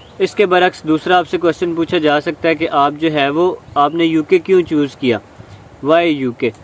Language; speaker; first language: Urdu; non-native, local second language; Pashto